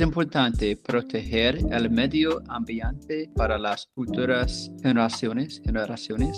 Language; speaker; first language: Spanish; non-native, learner; English